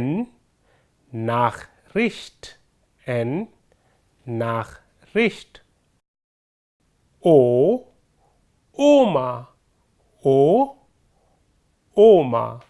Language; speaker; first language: German; non-native, fluent; Hindi